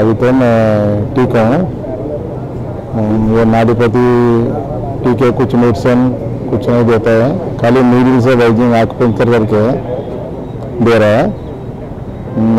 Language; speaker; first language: Hindi; non-native, local second language; Telugu